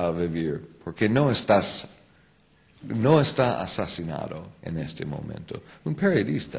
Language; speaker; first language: Spanish; non-native, fluent; English